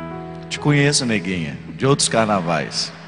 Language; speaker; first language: Portuguese; native; Portuguese